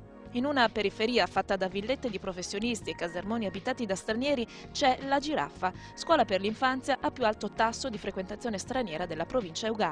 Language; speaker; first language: Italian; native; Italian